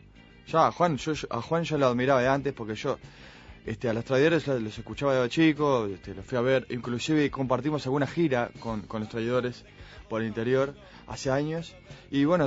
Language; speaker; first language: Spanish; native; Spanish